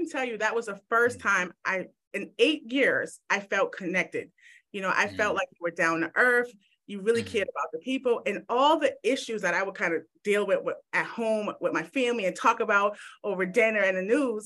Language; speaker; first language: English; native; English